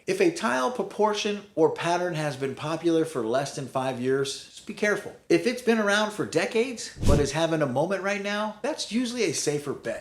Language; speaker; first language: English; native; English